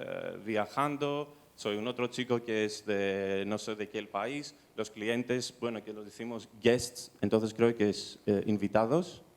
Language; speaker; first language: Spanish; non-native, fluent; Greek